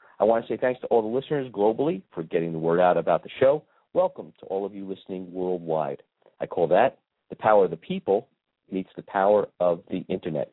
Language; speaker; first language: English; native; English